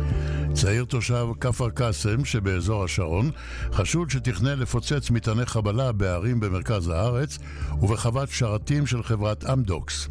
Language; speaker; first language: Hebrew; native; Hebrew